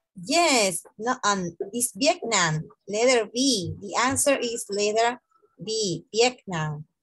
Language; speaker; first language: English; non-native, fluent; Spanish